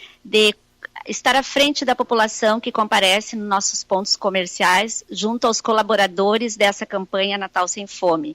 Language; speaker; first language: Portuguese; native; Portuguese